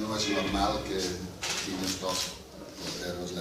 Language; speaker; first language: Spanish; non-native, fluent; English